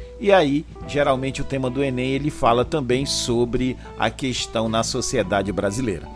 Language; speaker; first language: Portuguese; native; Portuguese